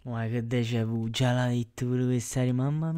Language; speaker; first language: Italian; native; Italian